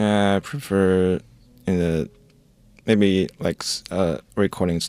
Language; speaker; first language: English; non-native, learner; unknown